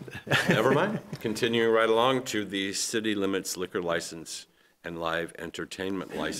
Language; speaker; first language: English; native; English